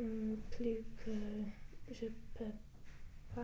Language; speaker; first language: French; non-native, learner; English